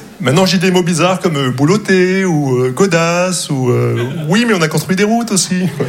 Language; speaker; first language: French; non-native, local second language; Arabic